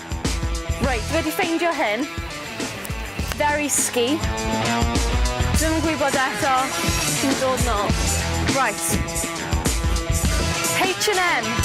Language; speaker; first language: Welsh; non-native, local second language; English